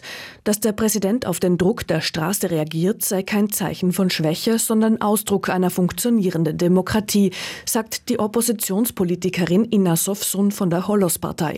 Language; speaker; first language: German; native; German